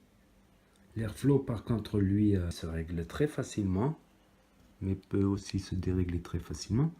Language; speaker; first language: French; native; French